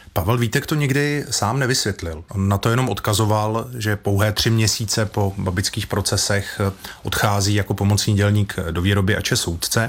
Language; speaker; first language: Czech; native; Czech